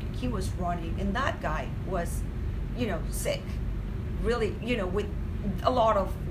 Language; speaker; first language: English; non-native, fluent; Spanish